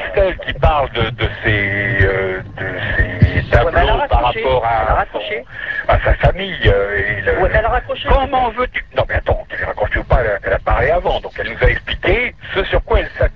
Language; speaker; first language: French; native; French